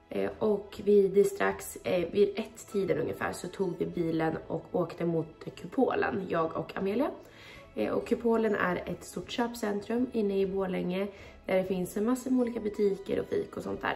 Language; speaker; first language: Swedish; native; Swedish